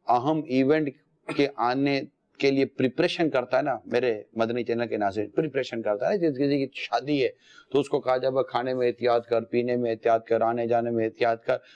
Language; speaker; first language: Urdu; native; Urdu